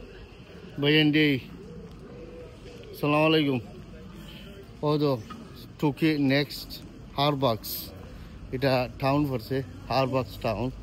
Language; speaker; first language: English; non-native, learner; Bangla